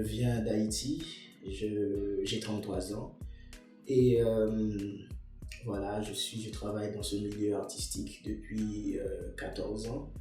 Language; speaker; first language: French; non-native, local second language; Haitian Creole